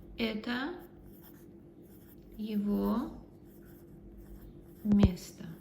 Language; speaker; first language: Russian; non-native, fluent; Azerbaijani